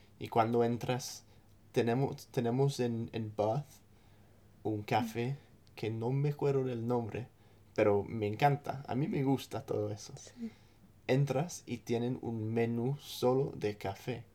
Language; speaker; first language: Spanish; non-native, fluent; English